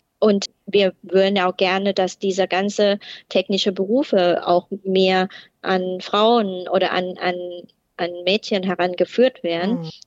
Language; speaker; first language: German; non-native, fluent; Thai